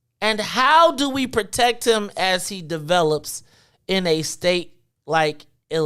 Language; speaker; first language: English; native; English